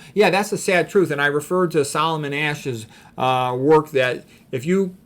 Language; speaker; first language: English; native; English